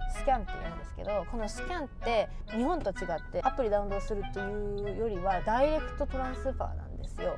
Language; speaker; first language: Japanese; native; Japanese